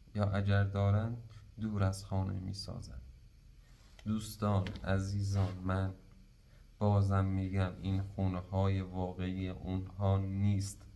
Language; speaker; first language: Persian; non-native, local second language; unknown